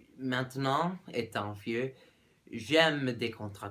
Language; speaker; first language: French; non-native, learner; Dutch